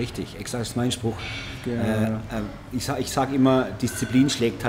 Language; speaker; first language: German; native; German